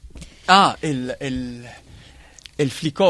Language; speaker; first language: Spanish; non-native, fluent; Italian